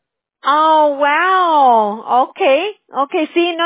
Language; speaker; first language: Spanish; early bilingual, heritage; Spanish